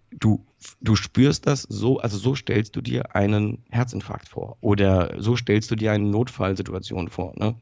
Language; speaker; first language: German; early bilingual, other home language; Polish